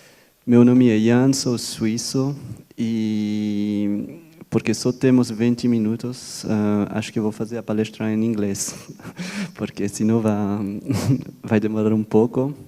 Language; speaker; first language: Portuguese; non-native, fluent; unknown